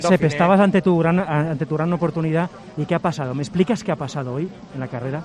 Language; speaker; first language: Spanish; native; Spanish